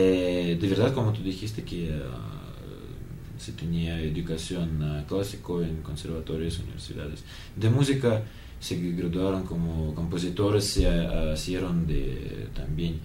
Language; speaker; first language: Spanish; non-native, learner; Russian